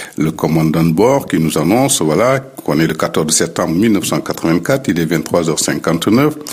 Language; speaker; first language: French; non-native, local second language; Fula